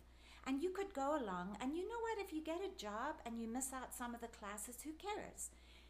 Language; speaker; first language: English; native; English